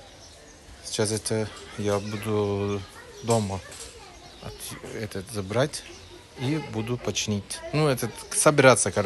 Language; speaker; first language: Russian; non-native, learner; Turkish